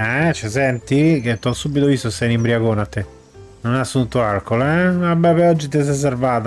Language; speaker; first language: Italian; native; Italian